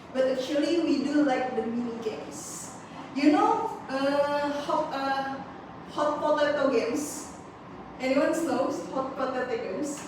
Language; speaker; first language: English; non-native, fluent; Indonesian